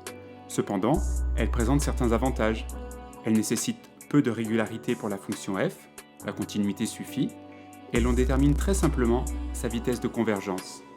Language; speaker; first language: French; native; French